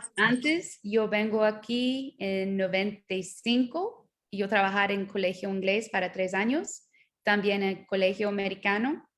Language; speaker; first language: Spanish; non-native, learner; English